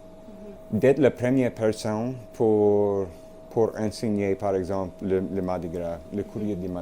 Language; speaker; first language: French; non-native, local second language; English